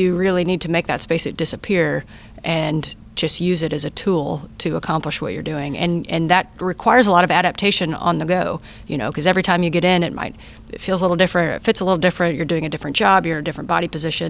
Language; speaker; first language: English; native; English